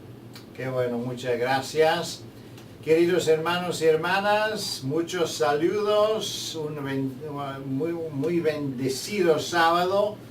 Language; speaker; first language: Spanish; non-native, fluent; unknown